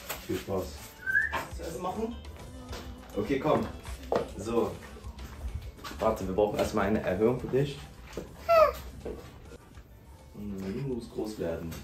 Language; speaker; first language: German; native; German